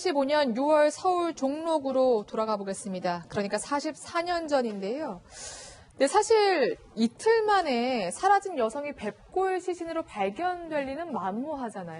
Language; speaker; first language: Korean; native; Korean